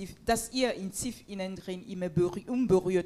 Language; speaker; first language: German; non-native, fluent; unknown